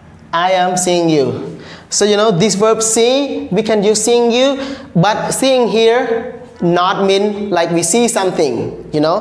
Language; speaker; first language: English; non-native, learner; Khmer